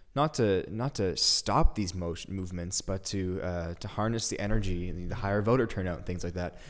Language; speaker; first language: English; native; English